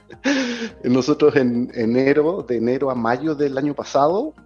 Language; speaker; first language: Spanish; native; Spanish